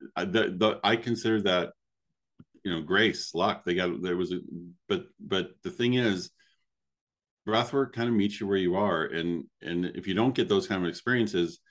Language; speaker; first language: English; native; English